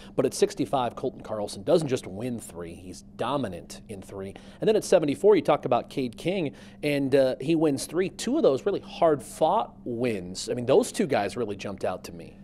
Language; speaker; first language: English; native; English